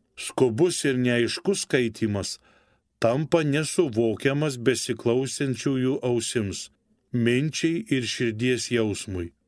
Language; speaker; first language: Lithuanian; native; Lithuanian